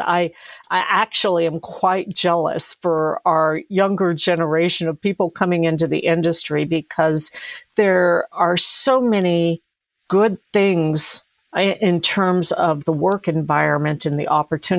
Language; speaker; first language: English; native; English